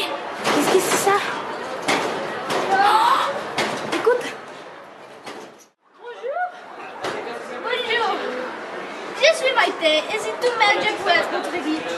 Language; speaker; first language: French; non-native, learner; Spanish